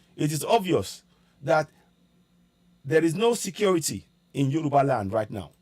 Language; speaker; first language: English; non-native, local second language; Yoruba